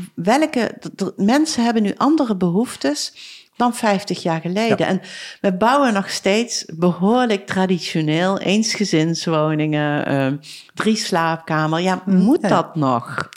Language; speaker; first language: Dutch; native; Dutch